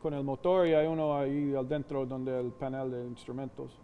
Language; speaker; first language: Spanish; non-native, fluent; English